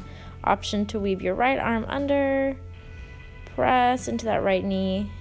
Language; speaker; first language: English; native; English